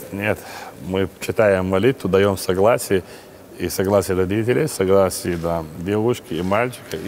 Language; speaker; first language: Russian; non-native, local second language; Chechen